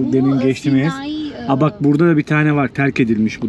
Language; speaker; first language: Turkish; native; Turkish